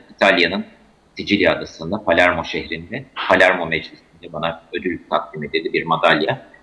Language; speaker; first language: Turkish; native; Turkish